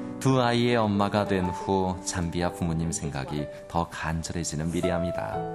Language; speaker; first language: Korean; native; Korean